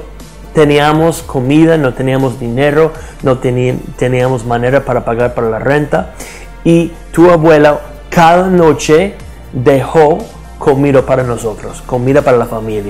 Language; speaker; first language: Spanish; non-native, learner; English